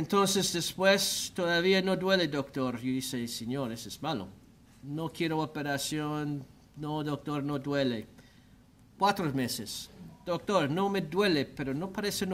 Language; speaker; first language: Spanish; non-native, learner; English